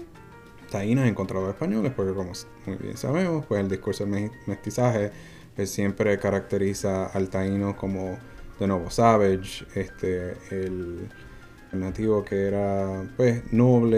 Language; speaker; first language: Spanish; native; Spanish